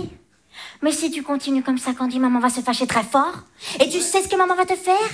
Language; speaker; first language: French; native; French